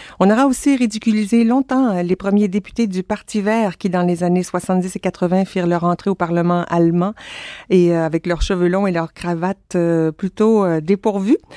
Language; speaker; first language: French; native; French